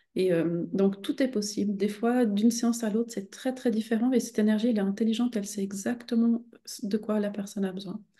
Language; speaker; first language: French; native; French